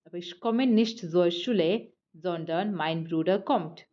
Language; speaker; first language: German; non-native, learner; Malayalam